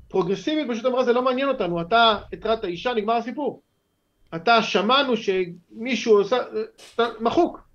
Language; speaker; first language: Hebrew; native; Hebrew